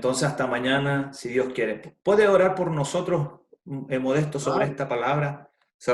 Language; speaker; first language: Spanish; native; Spanish